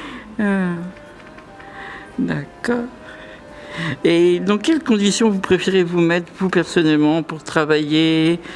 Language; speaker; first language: French; native; French